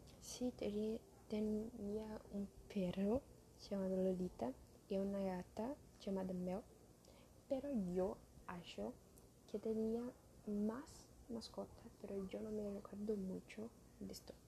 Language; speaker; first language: Spanish; non-native, learner; Portuguese